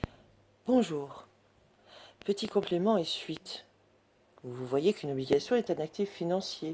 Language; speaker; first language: French; native; French